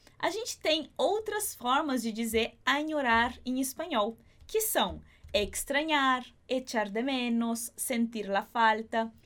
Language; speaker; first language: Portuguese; native; Portuguese